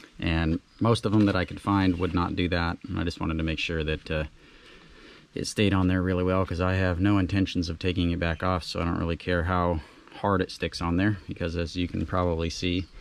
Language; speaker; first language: English; native; English